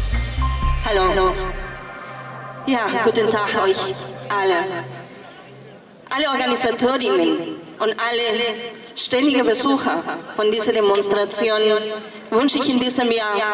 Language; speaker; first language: German; non-native, fluent; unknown